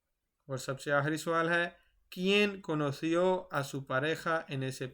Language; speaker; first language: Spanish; non-native, fluent; Urdu